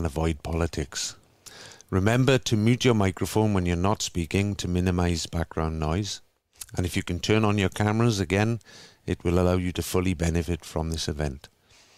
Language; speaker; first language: English; native; English